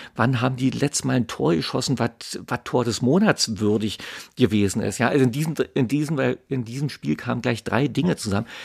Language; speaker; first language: German; native; German